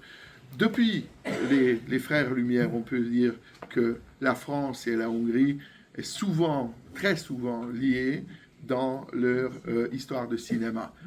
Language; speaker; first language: French; non-native, fluent; Hungarian